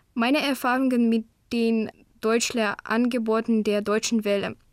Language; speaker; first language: German; non-native, fluent; Russian